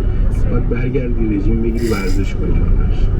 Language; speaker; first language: Persian; native; Persian